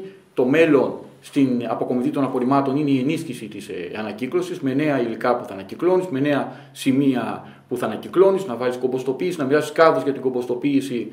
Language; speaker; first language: Greek; native; Greek